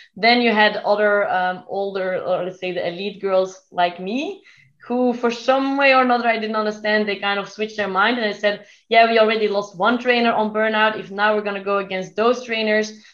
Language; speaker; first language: English; non-native, fluent; Dutch